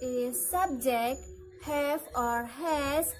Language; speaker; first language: English; non-native, learner; Indonesian